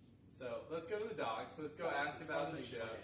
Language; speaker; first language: English; native; English